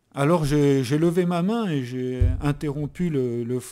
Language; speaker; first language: French; native; French